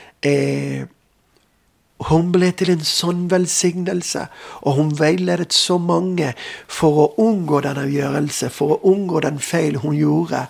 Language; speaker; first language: Norwegian; non-native, fluent; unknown